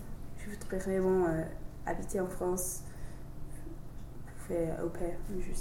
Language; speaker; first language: French; non-native, learner; English